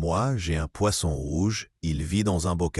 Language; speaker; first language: French; non-native, learner; Arabic